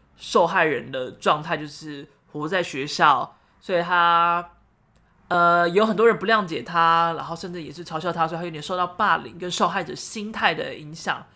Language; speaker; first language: Chinese; native; Chinese